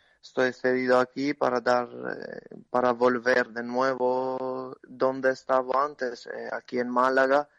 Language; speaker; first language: Spanish; non-native, learner; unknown